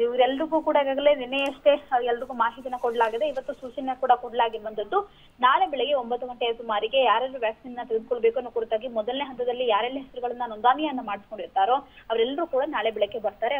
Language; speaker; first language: Kannada; native; Kannada